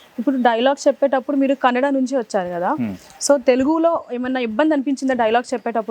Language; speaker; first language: Telugu; native; Telugu